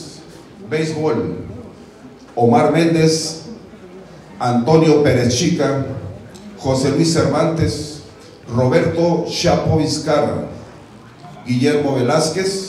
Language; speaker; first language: Spanish; native; Spanish